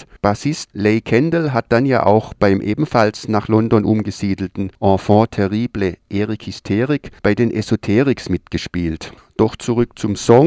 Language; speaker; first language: German; native; German